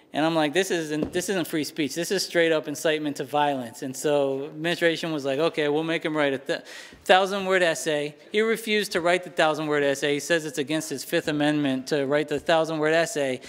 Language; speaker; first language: English; native; English